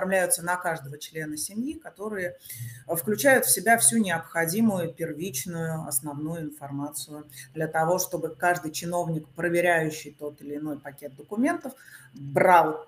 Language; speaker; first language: Russian; native; Russian